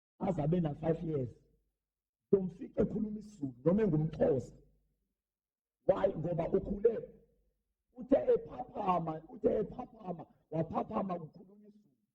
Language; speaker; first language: Zulu; non-native, local second language; Xhosa